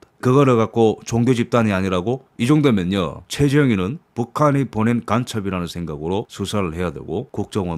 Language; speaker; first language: Korean; native; Korean